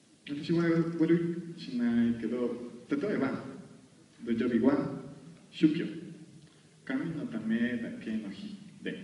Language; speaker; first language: Japanese; non-native, learner; Spanish